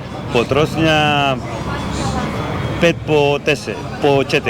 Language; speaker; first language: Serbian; non-native, learner; Greek